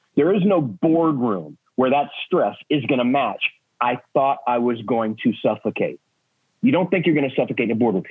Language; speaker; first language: English; native; English